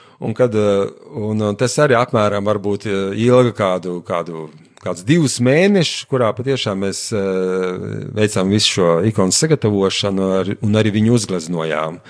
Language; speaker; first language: Latvian; native; Latvian